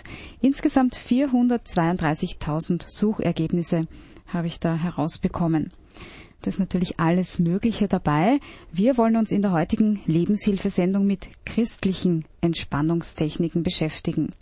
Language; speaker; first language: German; native; German